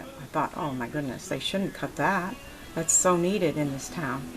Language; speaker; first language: English; native; English